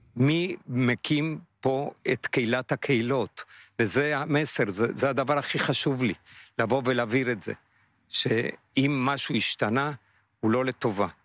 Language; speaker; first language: Hebrew; non-native, fluent; Spanish